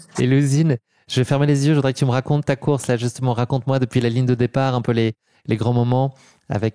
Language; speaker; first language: French; native; French